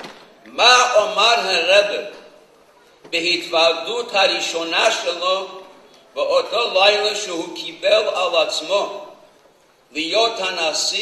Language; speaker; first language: Hebrew; non-native, fluent; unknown